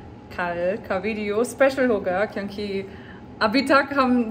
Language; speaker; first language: Hindi; non-native, learner; German